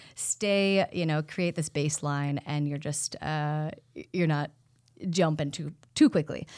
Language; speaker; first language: English; native; English